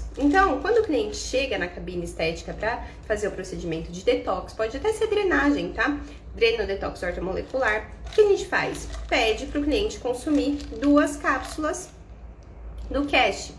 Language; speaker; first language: Portuguese; native; Portuguese